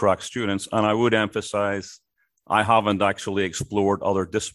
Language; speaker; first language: English; native; English